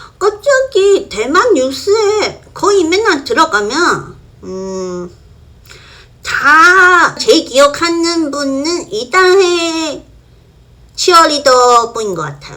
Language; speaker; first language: Korean; non-native, fluent; Chinese